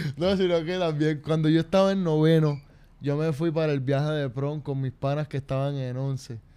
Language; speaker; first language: Spanish; native; Spanish